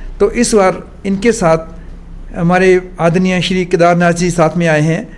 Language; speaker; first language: Hindi; non-native, local second language; Punjabi